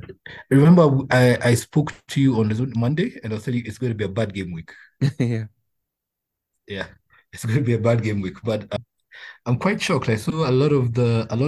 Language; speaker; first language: English; non-native, local second language; Luo (Kenya and Tanzania)